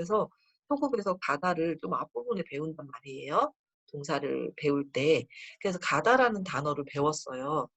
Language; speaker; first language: Korean; native; Korean